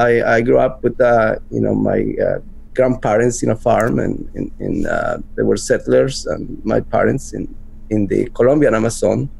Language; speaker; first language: English; non-native, fluent; Spanish